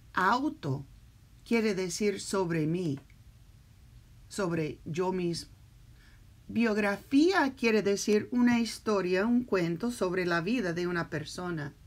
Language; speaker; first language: Spanish; early bilingual, heritage; Spanish